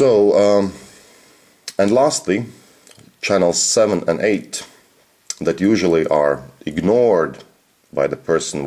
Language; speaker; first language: English; non-native, fluent; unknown